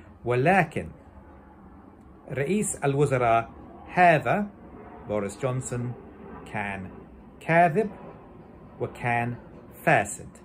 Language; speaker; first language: Arabic; non-native, fluent; English